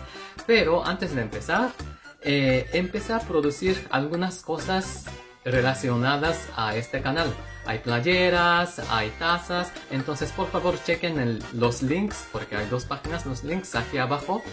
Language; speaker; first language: Spanish; non-native, fluent; Japanese